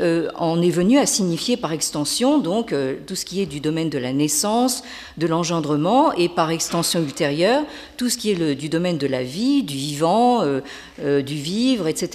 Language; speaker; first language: French; native; French